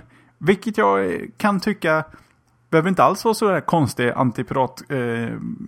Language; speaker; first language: Swedish; native; Swedish